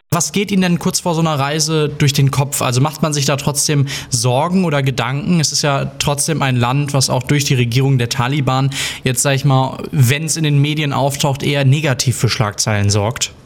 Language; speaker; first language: German; native; German